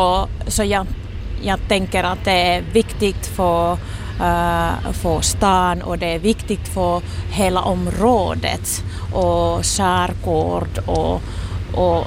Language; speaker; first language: Swedish; non-native, local second language; Finnish